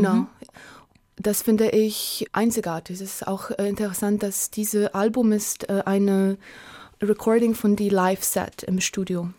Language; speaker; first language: German; non-native, learner; Polish